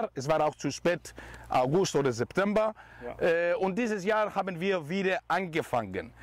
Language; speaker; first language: German; non-native, fluent; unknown